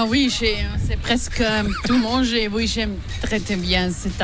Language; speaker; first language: French; non-native, local second language; Swiss German